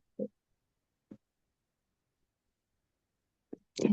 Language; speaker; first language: Hindi; native; Hindi